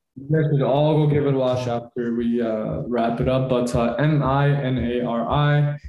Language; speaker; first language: English; early bilingual, other home language; Korean